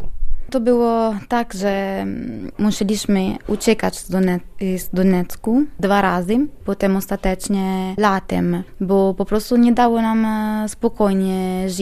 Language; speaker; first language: Polish; non-native, learner; Italian